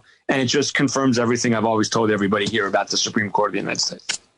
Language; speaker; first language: English; native; English